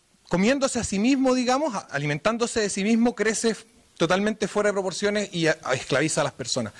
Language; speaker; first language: Spanish; native; Spanish